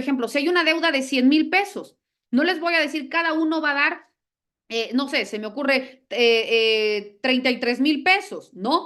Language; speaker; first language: Spanish; native; Spanish